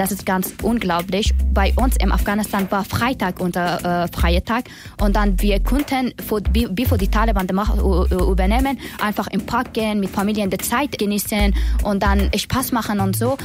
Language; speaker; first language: German; non-native, learner; Persian